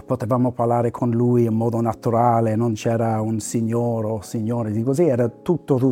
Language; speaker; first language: Italian; non-native, fluent; English